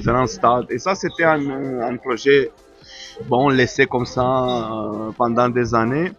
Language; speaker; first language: French; non-native, fluent; Romanian